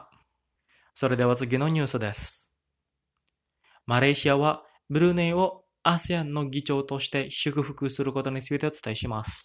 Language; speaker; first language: Japanese; non-native, fluent; Indonesian